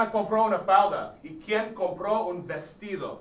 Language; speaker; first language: Spanish; non-native, fluent; English